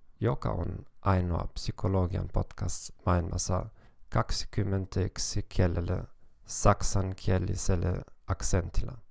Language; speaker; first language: Finnish; non-native, learner; German